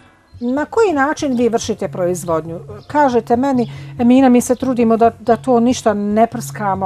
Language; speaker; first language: Croatian; native; Croatian